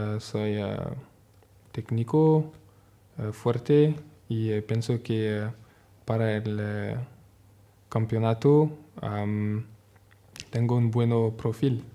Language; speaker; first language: Spanish; non-native, learner; French